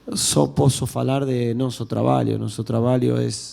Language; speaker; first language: Portuguese; non-native, learner; Spanish